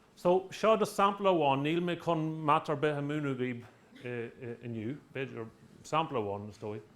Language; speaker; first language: Irish; non-native, local second language; English